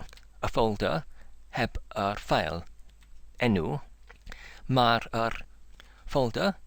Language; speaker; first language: Welsh; non-native, learner; English